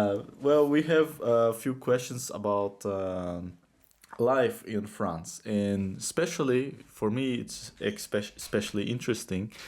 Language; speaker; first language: English; non-native, fluent; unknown